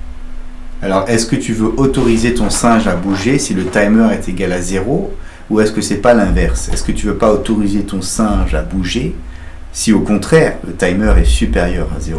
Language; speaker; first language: French; native; French